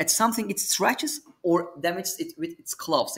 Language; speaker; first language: English; non-native, fluent; Turkish